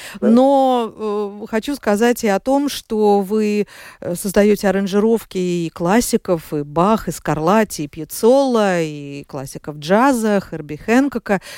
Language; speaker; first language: Russian; native; Russian